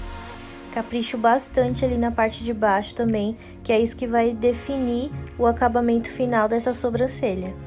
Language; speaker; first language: Portuguese; native; Portuguese